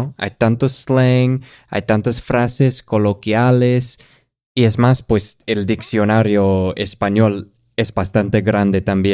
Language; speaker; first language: Spanish; non-native, fluent; English